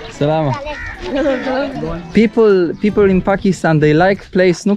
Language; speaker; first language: English; non-native, learner; Polish